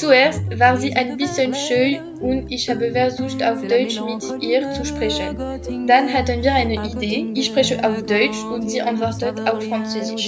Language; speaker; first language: German; non-native, learner; French